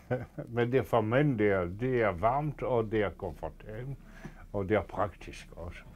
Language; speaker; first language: Danish; non-native, fluent; French